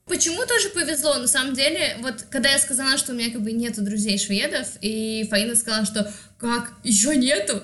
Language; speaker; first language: Russian; native; Russian